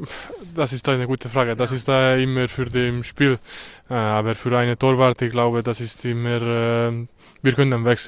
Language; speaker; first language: German; non-native, learner; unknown